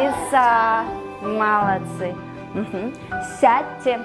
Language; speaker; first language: Russian; non-native, local second language; Kyrgyz